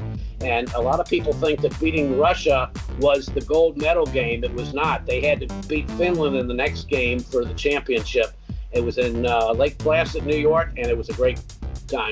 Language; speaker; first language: English; native; English